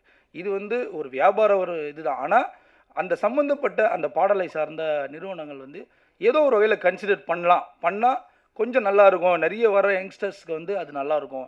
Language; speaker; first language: Tamil; native; Tamil